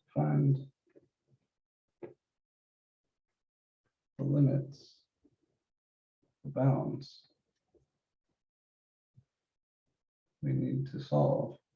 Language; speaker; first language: English; native; English